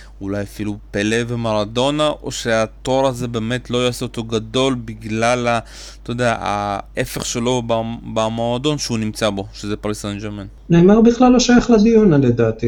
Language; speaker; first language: Hebrew; native; Hebrew